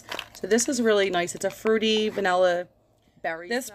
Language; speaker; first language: English; native; English